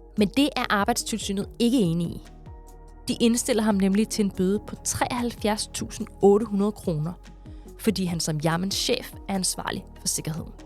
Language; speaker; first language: Danish; native; Danish